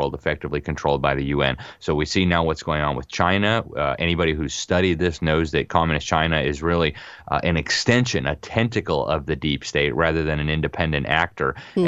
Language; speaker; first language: English; native; English